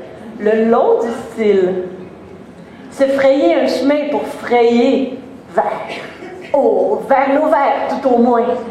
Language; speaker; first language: French; native; French